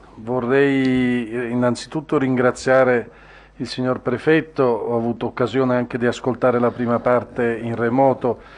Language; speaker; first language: Italian; native; Italian